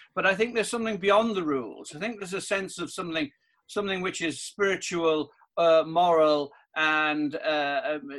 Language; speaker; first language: English; native; English